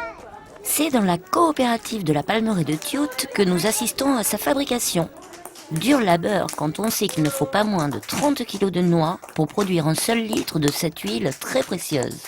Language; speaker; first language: French; native; French